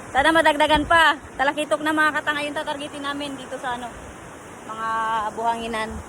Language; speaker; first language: Filipino; native; Filipino